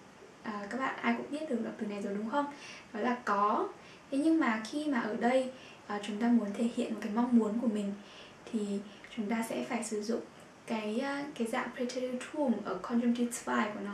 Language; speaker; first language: Vietnamese; native; Vietnamese